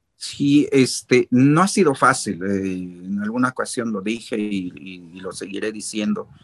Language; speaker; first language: Spanish; non-native, local second language; Nahuatl languages